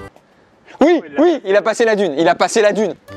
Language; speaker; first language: French; native; French